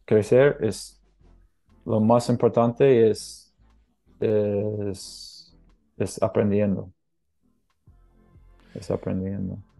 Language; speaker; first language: Spanish; non-native, learner; English